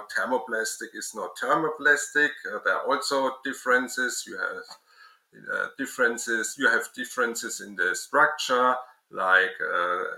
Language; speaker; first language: English; non-native, learner; German